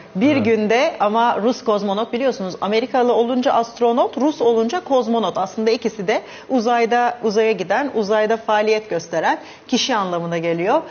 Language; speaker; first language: Turkish; native; Turkish